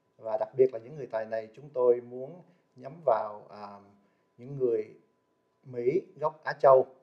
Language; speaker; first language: Vietnamese; early bilingual, heritage; Vietnamese